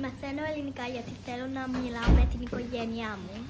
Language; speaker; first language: Greek; early bilingual, heritage; Greek